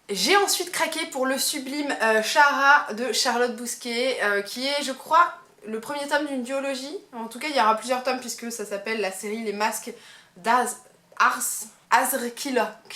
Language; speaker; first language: French; native; French